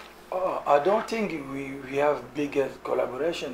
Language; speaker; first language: English; non-native, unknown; Lingala